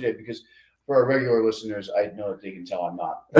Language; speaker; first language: English; native; English